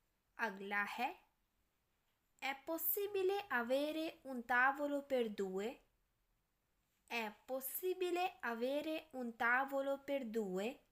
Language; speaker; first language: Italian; non-native, learner; Urdu